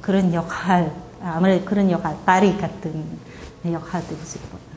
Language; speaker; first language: Korean; non-native, fluent; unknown